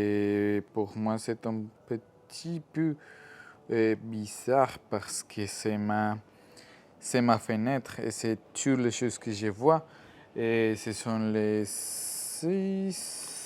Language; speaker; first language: French; non-native, learner; Spanish